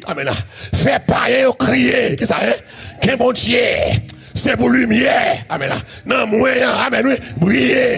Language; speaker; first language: French; non-native, local second language; Haitian Creole